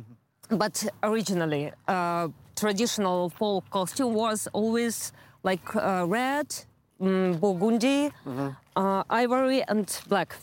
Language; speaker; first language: English; non-native, fluent; Russian